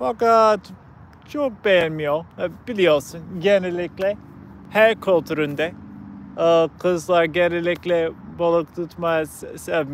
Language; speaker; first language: Turkish; non-native, learner; English